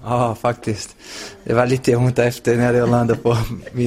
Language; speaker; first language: Swedish; non-native, learner; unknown